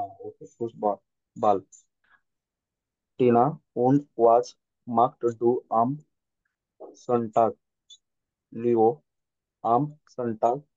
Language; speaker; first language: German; non-native, learner; Marathi